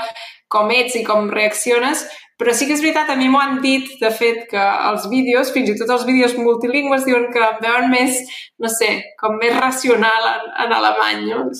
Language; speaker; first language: Catalan; native; Catalan